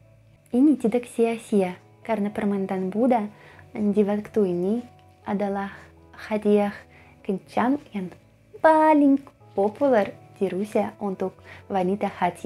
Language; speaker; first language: Indonesian; non-native, fluent; Russian